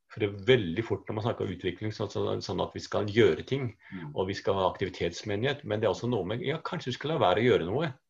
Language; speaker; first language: Norwegian; native; Norwegian